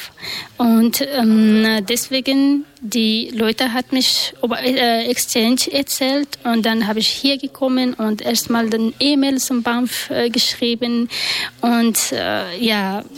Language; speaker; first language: German; non-native, learner; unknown